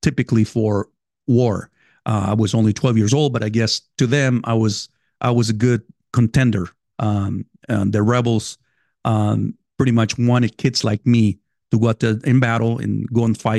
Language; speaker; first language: English; non-native, fluent; Spanish